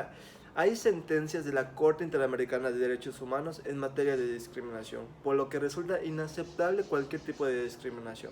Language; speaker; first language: Spanish; native; Spanish